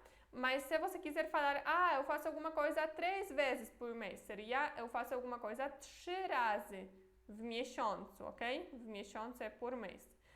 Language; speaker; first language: Portuguese; non-native, fluent; Polish